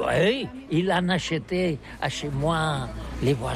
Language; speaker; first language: French; non-native, learner; Catalan